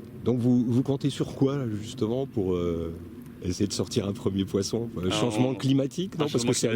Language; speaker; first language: French; native; French